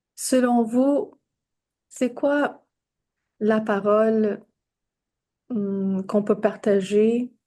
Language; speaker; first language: French; non-native, fluent; English